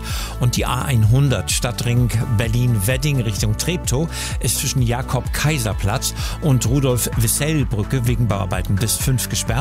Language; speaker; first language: German; native; German